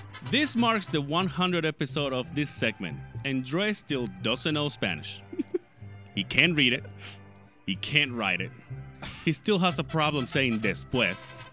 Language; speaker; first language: English; native; English